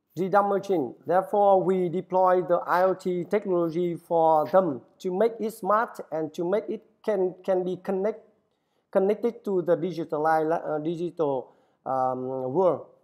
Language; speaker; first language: English; non-native, fluent; Vietnamese